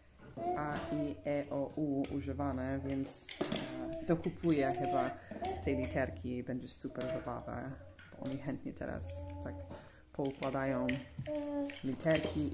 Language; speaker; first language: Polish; non-native, learner; English